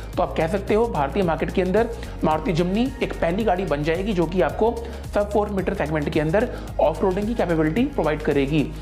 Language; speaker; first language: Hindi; native; Hindi